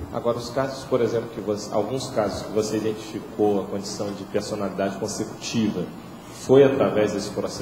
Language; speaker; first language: Portuguese; native; Portuguese